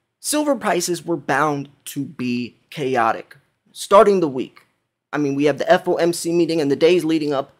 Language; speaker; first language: English; native; English